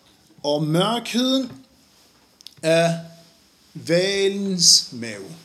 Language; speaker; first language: Danish; non-native, fluent; Arabic